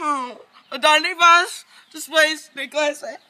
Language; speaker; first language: Spanish; non-native, learner; English